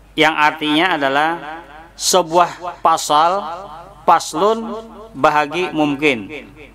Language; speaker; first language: Indonesian; non-native, local second language; Banjar